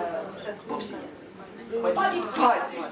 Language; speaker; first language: French; non-native, learner; Russian